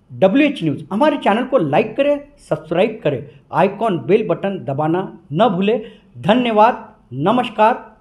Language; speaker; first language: Hindi; non-native, local second language; Marathi